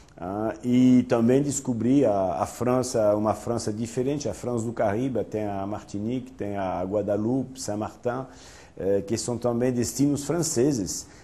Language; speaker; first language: Portuguese; non-native, fluent; French